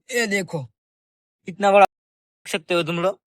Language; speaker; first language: Hindi; non-native, local second language; Gujarati